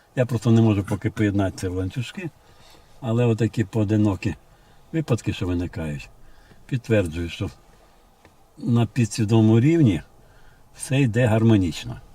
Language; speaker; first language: Ukrainian; non-native, local second language; Russian